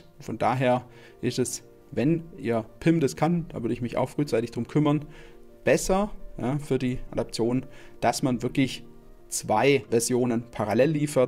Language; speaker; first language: German; native; German